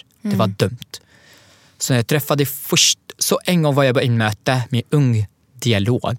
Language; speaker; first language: Swedish; non-native, learner; Arabic